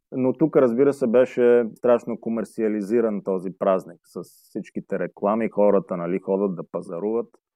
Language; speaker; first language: Bulgarian; early bilingual, heritage; Bulgarian